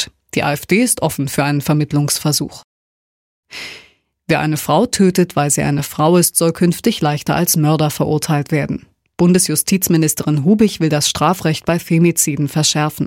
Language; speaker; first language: German; native; German